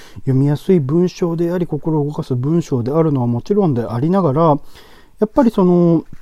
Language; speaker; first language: Japanese; native; Japanese